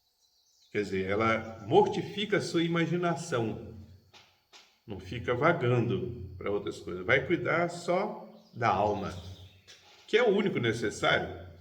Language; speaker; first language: Portuguese; native; Portuguese